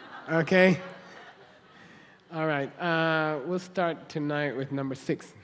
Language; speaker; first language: English; native; English